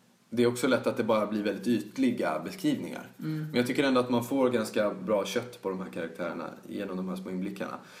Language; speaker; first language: Swedish; native; Swedish